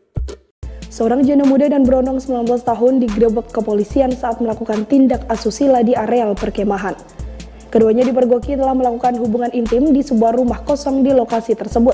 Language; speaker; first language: Indonesian; native; Indonesian